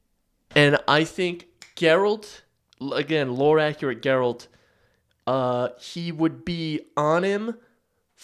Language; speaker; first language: English; native; English